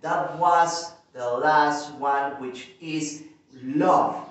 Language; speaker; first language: English; non-native, fluent; Spanish